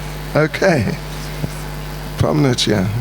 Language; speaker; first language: Russian; non-native, learner; English